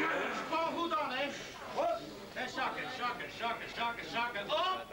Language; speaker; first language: Dutch; native; Dutch